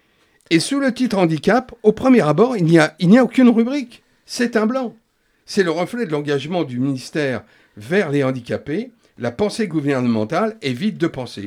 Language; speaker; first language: French; native; French